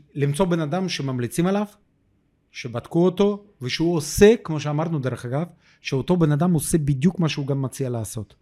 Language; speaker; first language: Hebrew; non-native, fluent; Russian